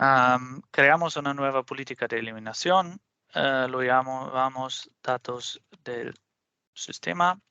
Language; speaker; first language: Spanish; non-native, fluent; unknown